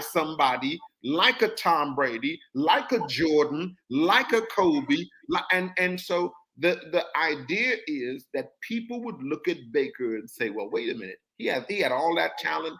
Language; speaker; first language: English; native; English